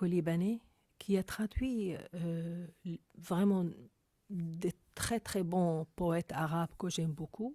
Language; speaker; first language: French; non-native, fluent; Arabic